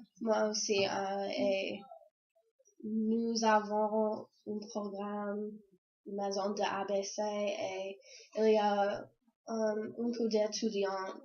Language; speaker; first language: French; non-native, learner; English